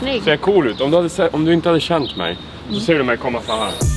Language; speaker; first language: Swedish; native; Swedish